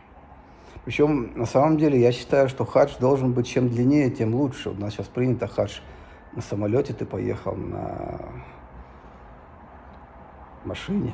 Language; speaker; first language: Russian; native; Russian